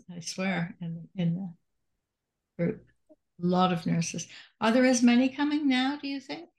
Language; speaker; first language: English; native; English